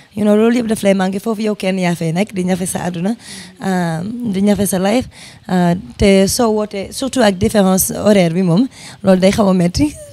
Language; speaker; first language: Wolof; early bilingual, heritage; Fula